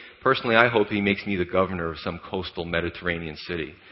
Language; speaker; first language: English; native; English